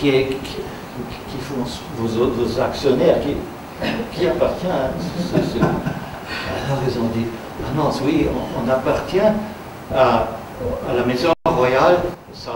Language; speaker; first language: French; non-native, fluent; German